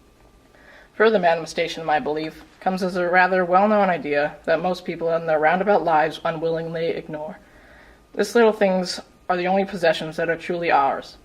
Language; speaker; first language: English; native; English